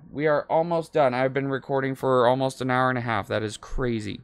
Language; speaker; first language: English; native; English